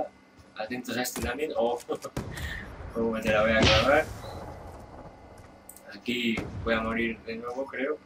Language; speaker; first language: Spanish; native; Spanish